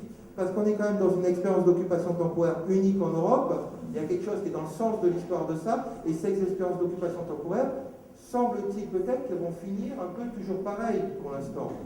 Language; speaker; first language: French; native; French